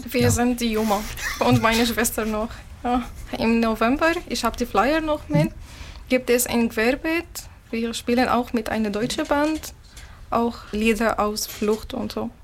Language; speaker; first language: German; non-native, learner; Arabic